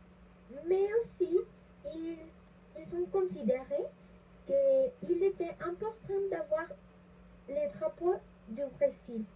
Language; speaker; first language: French; non-native, learner; Spanish